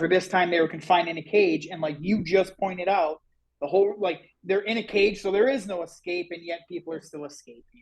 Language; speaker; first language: English; native; English